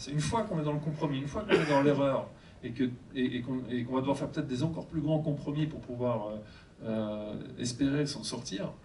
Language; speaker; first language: French; native; French